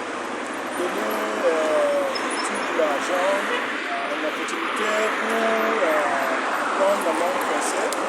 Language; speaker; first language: French; non-native, learner; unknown